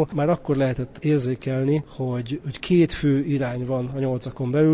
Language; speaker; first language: Hungarian; native; Hungarian